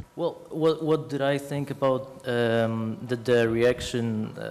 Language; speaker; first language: English; non-native, fluent; Polish